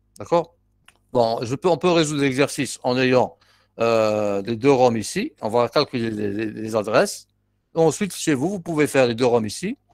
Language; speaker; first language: French; non-native, local second language; Arabic